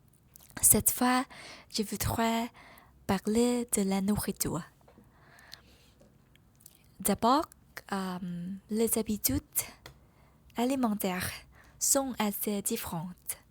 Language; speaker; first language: French; non-native, learner; Vietnamese